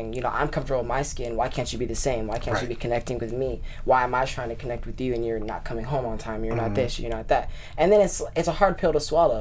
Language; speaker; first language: English; native; English